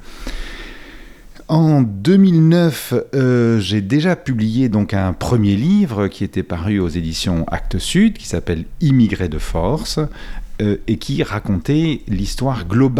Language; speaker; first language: French; native; French